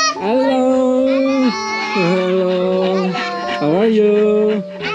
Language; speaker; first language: English; non-native, learner; Korean